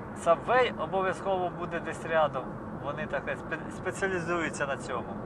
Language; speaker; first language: Ukrainian; non-native, local second language; Russian